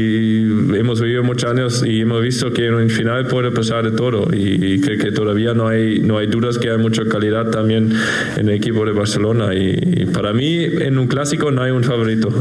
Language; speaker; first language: Spanish; non-native, fluent; German